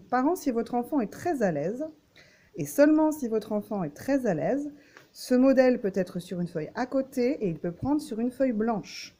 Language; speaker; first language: French; native; French